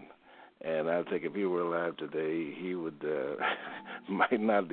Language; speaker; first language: English; native; English